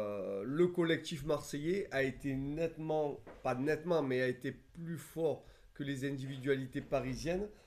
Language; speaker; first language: French; native; French